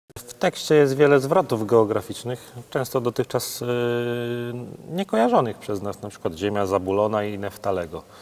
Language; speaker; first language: Polish; native; Polish